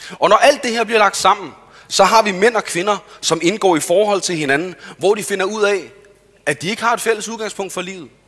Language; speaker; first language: Danish; early bilingual, other home language; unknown